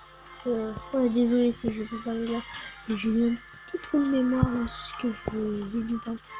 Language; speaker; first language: French; native; French